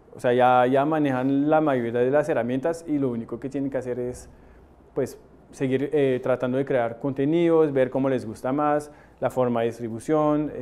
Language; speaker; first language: Spanish; non-native, fluent; French